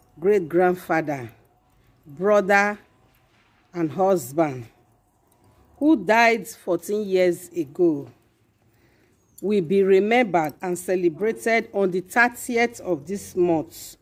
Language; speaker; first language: Nigerian Pidgin; non-native, local second language; Bini